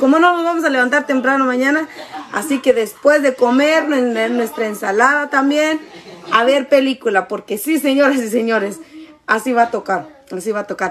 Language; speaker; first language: Spanish; native; Spanish